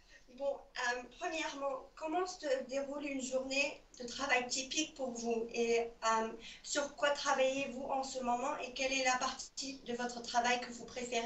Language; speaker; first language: French; non-native, learner; English